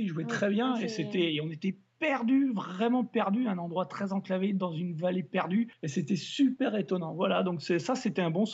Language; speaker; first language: French; native; French